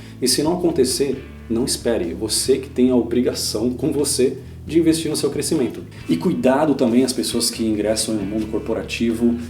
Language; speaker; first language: Portuguese; native; Portuguese